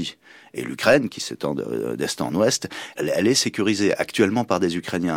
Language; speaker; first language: French; native; French